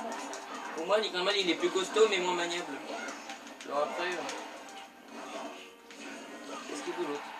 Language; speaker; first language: French; native; French